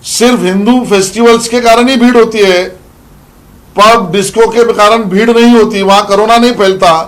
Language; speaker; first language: Hindi; non-native, local second language; Marathi